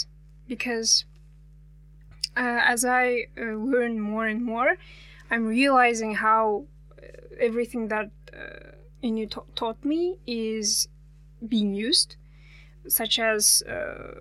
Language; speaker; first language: English; non-native, fluent; Kazakh